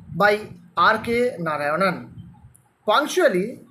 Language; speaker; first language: English; non-native, local second language; Bangla